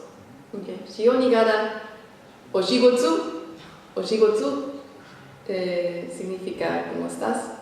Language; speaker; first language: Spanish; non-native, fluent; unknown